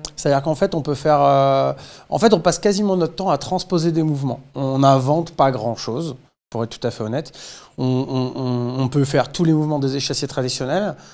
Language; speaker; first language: French; native; French